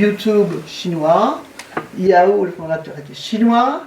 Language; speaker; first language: French; native; French